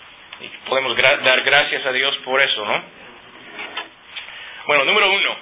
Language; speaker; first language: Spanish; non-native, fluent; English